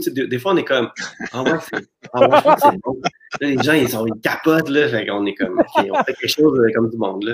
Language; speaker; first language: French; native; French